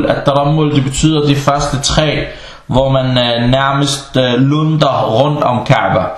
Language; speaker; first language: Danish; early bilingual, other home language; Arabic